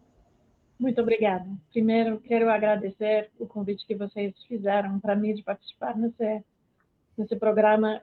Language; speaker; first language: Portuguese; non-native, fluent; French